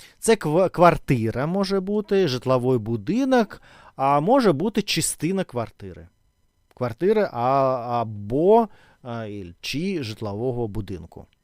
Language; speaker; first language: Ukrainian; non-native, local second language; Russian